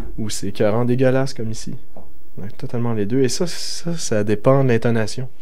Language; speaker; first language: French; native; French